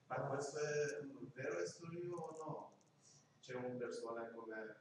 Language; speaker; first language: Italian; non-native, learner; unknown